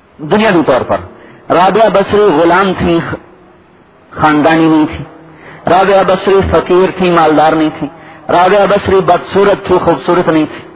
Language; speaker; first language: Urdu; non-native, local second language; Saraiki